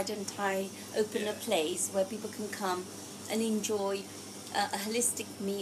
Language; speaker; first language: English; non-native, local second language; Gujarati